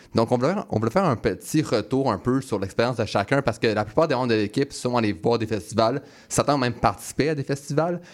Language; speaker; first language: French; native; French